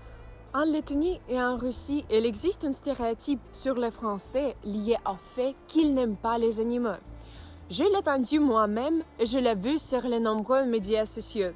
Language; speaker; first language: French; non-native, learner; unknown